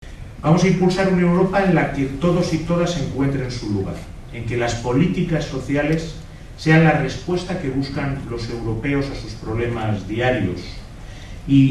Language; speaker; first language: Spanish; native; Spanish